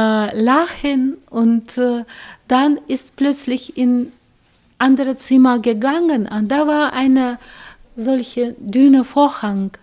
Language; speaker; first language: German; non-native, fluent; Russian